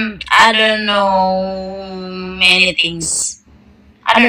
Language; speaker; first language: English; non-native, learner; Indonesian